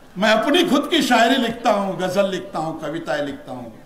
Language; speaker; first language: Hindi; non-native, local second language; Marathi